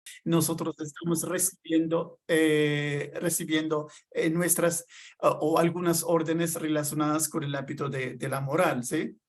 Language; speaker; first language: Spanish; non-native, fluent; Arabic